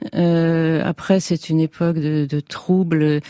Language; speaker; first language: French; native; French